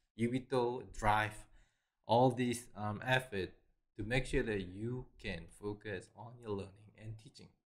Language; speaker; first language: English; non-native, fluent; Korean